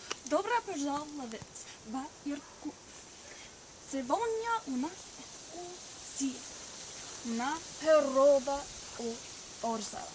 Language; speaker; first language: Russian; non-native, learner; English